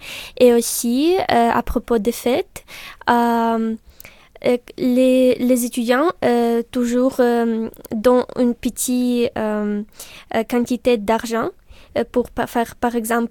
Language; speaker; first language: French; non-native, fluent; Ukrainian